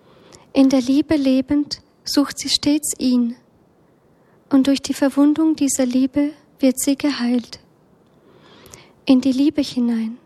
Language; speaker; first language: German; native; German